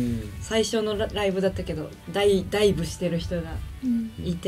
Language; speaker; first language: Japanese; native; Japanese